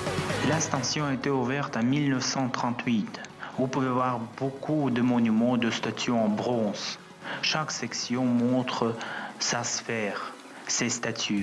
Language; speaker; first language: French; non-native, fluent; Russian